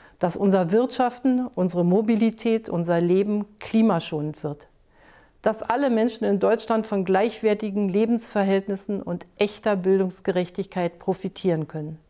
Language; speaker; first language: German; native; German